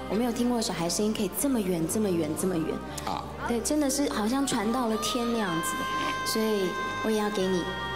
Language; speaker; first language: Chinese; native; Chinese